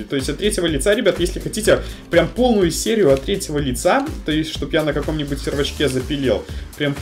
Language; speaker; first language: Russian; native; Russian